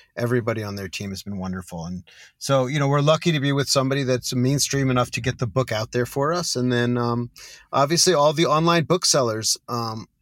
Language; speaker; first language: English; native; English